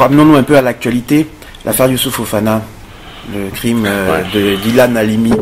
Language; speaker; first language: French; native; French